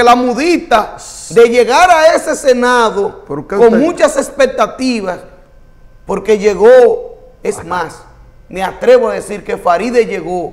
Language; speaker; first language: Spanish; native; Spanish